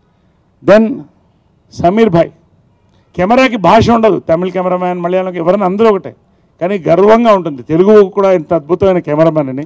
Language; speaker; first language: Telugu; native; Telugu